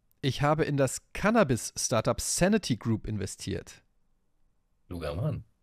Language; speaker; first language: German; native; German